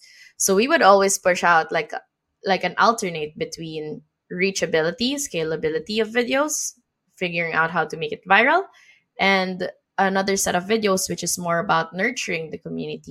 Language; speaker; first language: English; non-native, local second language; Filipino